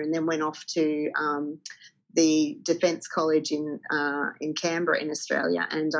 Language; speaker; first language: English; native; English